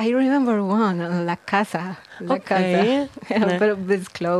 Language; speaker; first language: English; non-native, learner; Spanish